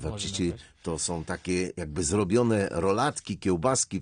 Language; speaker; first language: Polish; native; Polish